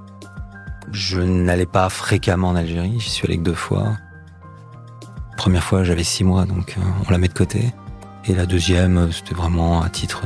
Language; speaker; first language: French; native; French